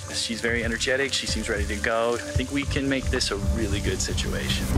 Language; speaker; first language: English; native; English